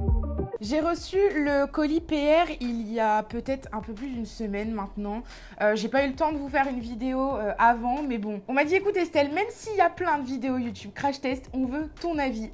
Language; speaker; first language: French; native; French